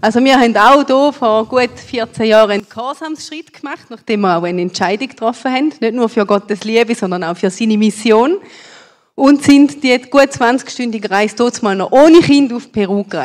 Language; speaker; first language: German; native; German